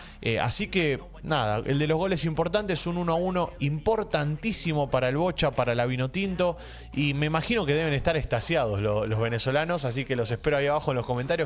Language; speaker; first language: Spanish; native; Spanish